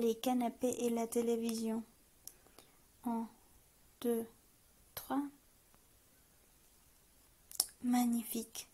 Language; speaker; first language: French; non-native, learner; Spanish